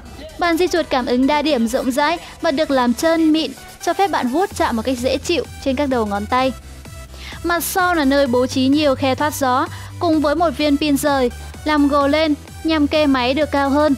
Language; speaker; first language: Vietnamese; native; Vietnamese